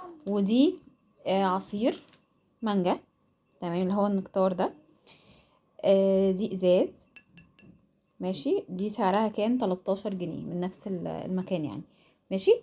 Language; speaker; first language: Arabic; native; Arabic